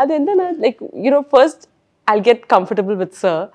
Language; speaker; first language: Tamil; non-native, learner; Malayalam